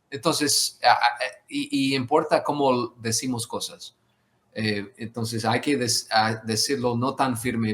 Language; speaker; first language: Spanish; non-native, fluent; English